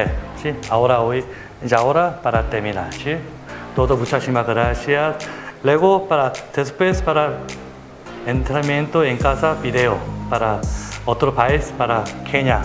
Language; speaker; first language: Spanish; non-native, learner; Korean